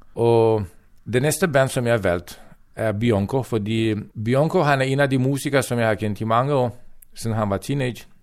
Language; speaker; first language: Danish; non-native, fluent; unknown